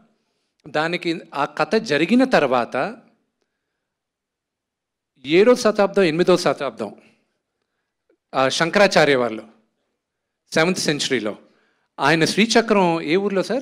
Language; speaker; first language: Telugu; native; Telugu